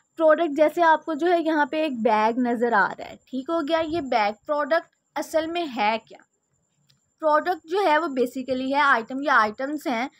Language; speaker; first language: Urdu; native; Urdu